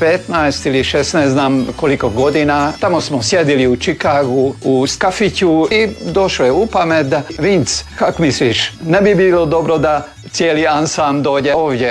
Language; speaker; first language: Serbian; early bilingual, heritage; Serbian